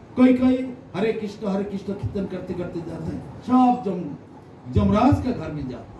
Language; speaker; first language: Hindi; non-native, local second language; Bangla